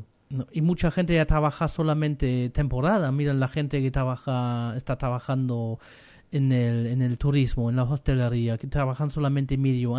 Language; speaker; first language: Spanish; non-native, learner; German